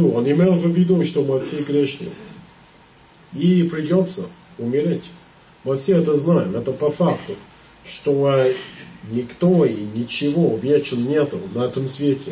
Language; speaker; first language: Russian; non-native, fluent; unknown